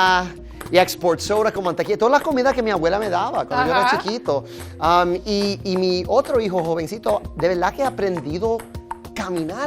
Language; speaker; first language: Spanish; early bilingual, heritage; Spanish